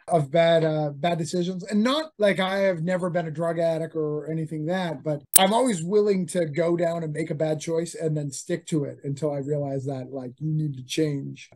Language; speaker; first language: English; native; English